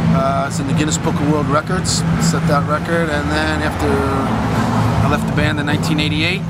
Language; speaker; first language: English; native; English